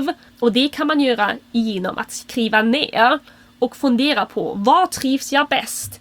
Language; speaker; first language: Swedish; non-native, fluent; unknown